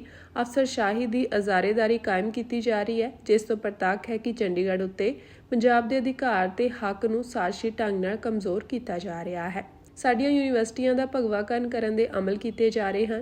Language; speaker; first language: Punjabi; native; Punjabi